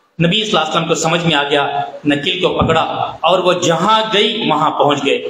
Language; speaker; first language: Urdu; native; Urdu